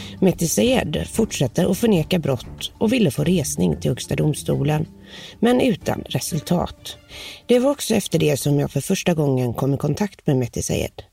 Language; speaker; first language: Swedish; native; Swedish